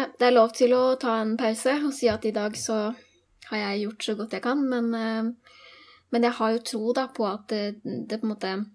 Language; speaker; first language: Norwegian; native; Norwegian